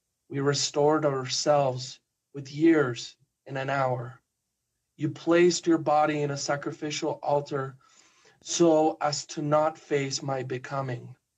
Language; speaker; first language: English; non-native, fluent; Spanish